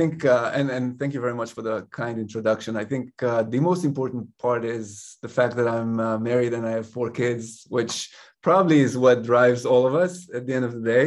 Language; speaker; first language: English; non-native, fluent; Hebrew